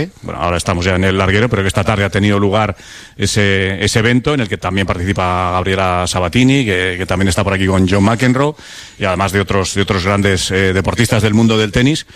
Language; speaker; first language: Spanish; native; Spanish